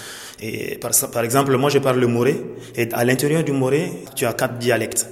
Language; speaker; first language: French; non-native, local second language; Mossi